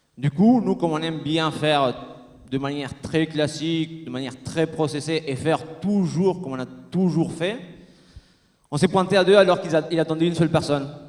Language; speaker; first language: French; non-native, fluent; Spanish